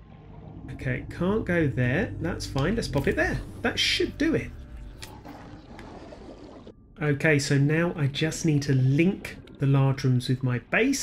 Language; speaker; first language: English; native; English